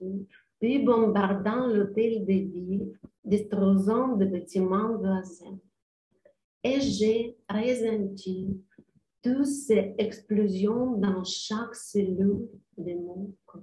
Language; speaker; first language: French; non-native, learner; Ukrainian